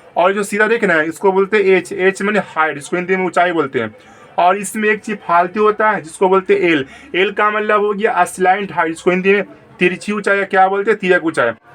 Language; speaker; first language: Hindi; native; Hindi